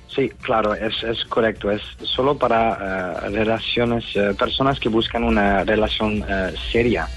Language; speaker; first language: Spanish; non-native, learner; Dutch